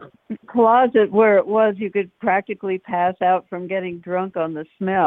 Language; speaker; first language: English; native; English